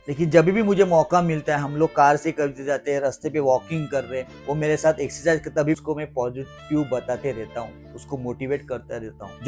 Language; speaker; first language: Hindi; non-native, local second language; Marathi